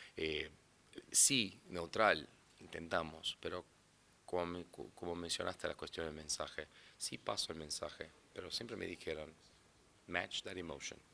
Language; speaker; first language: Spanish; non-native, fluent; Portuguese